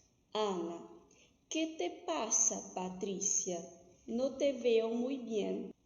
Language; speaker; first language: Spanish; non-native, fluent; Portuguese